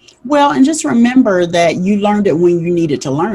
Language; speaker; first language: English; native; English